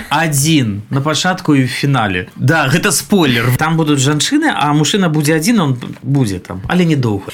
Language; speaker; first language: Belarusian; non-native, local second language; Russian